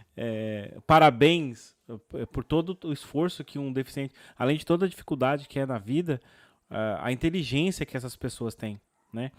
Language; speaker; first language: Portuguese; native; Portuguese